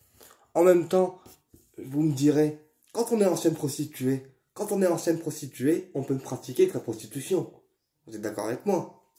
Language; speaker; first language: French; native; French